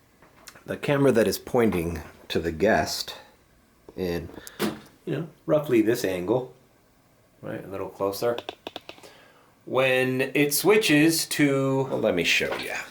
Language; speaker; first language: English; early bilingual, other home language; Spanish